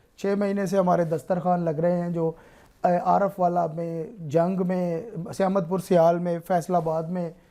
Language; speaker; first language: Urdu; non-native, local second language; Punjabi